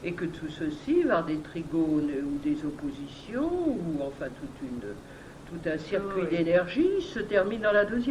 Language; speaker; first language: French; native; French